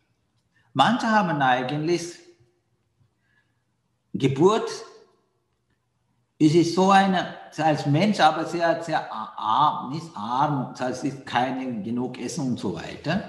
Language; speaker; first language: German; non-native, learner; Sinhala